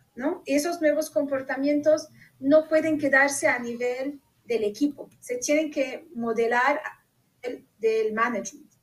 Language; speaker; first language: Spanish; non-native, fluent; Arabic